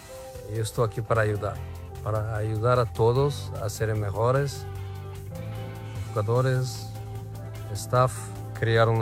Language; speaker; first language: Spanish; non-native, fluent; Portuguese